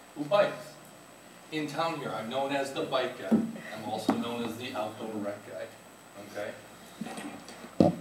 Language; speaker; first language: English; native; English